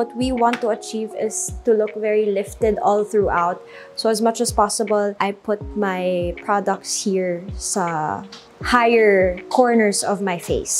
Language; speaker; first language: English; non-native, local second language; Filipino